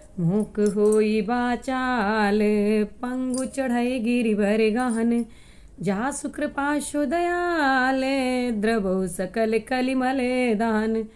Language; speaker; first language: Hindi; native; Hindi